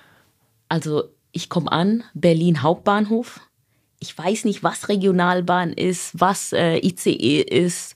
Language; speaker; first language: German; non-native, fluent; Swahili